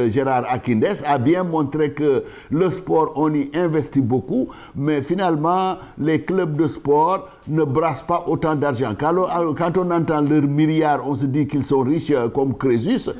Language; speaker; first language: French; non-native, local second language; Wolof